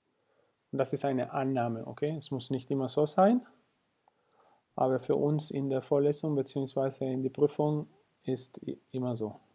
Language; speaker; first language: German; non-native, fluent; Spanish